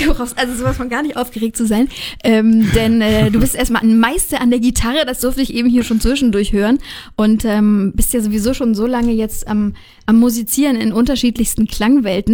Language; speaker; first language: German; native; German